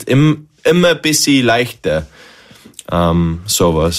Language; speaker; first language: German; non-native, learner; English